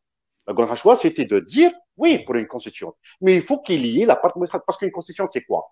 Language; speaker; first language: French; non-native, local second language; Kabyle